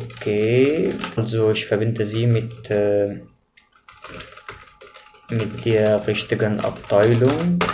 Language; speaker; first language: German; non-native, fluent; Arabic